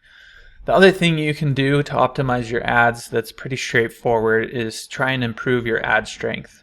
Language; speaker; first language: English; native; English